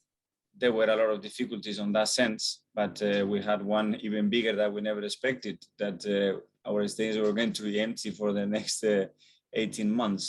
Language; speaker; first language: English; non-native, fluent; Spanish